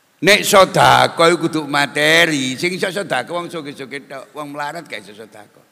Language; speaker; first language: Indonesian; non-native, local second language; Javanese